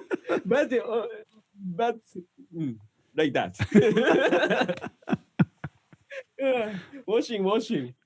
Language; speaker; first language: English; non-native, learner; Japanese